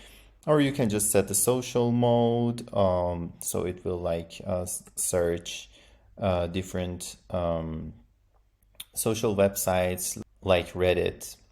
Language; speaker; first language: English; non-native, fluent; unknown